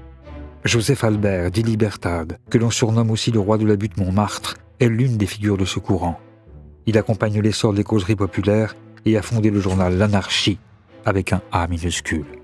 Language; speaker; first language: French; native; French